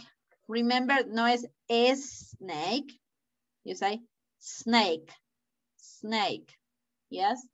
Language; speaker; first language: English; non-native, fluent; Spanish